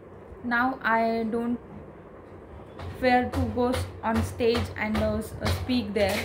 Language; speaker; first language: English; non-native, learner; Marathi